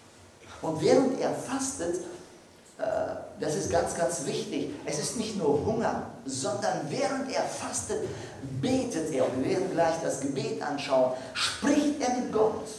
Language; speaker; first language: German; non-native, fluent; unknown